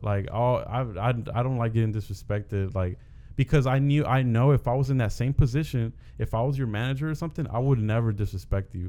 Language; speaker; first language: English; early bilingual, other home language; Spanish